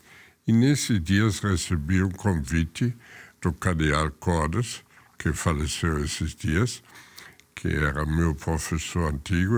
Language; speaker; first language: Portuguese; non-native, fluent; German